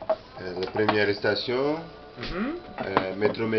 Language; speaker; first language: French; non-native, learner; Portuguese